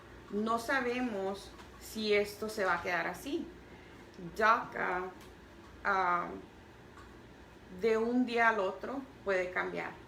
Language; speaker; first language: Spanish; early bilingual, heritage; Spanish